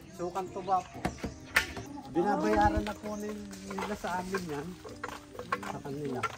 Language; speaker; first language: Filipino; native; Filipino